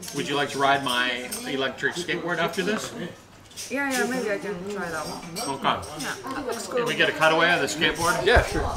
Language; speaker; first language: English; non-native, fluent; Japanese